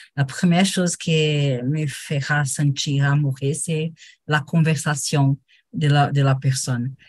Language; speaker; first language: French; non-native, learner; Portuguese